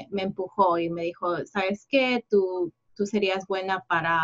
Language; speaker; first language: Spanish; early bilingual, heritage; Spanish